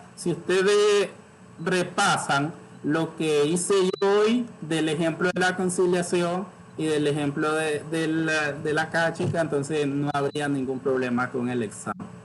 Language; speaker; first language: Spanish; native; Spanish